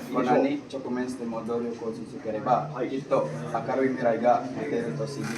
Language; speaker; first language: Japanese; non-native, learner; Indonesian